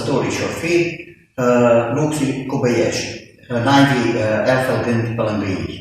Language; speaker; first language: Romanian; early bilingual, heritage; Romanian